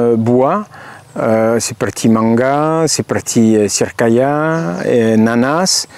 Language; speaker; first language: Indonesian; non-native, fluent; French